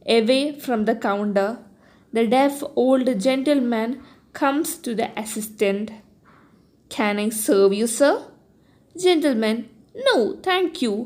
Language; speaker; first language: English; non-native, local second language; Malayalam